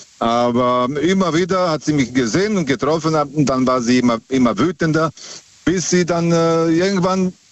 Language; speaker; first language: German; non-native, fluent; Serbian